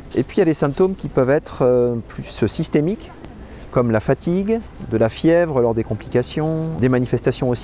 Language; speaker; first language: French; native; French